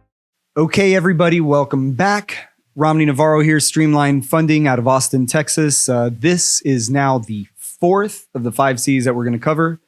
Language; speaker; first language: English; native; English